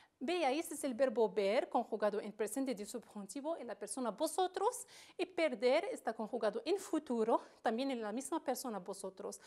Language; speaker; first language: Spanish; non-native, fluent; Arabic